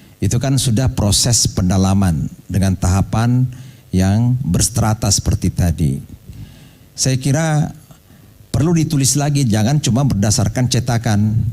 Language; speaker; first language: Indonesian; non-native, local second language; Buginese